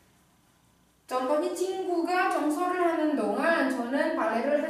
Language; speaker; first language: Korean; non-native, fluent; Indonesian